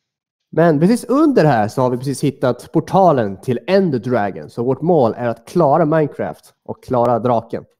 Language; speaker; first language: Swedish; native; Swedish